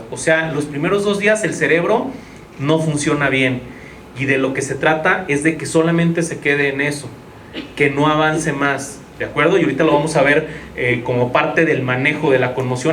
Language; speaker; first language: Spanish; native; Spanish